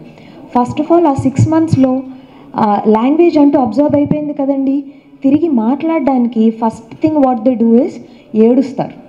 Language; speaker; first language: Telugu; native; Telugu